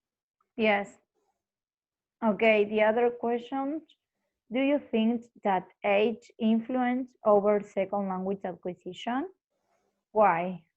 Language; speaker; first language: English; non-native, fluent; Spanish